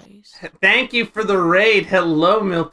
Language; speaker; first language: English; native; English